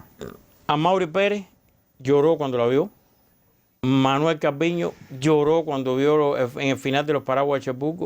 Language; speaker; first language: Spanish; native; Spanish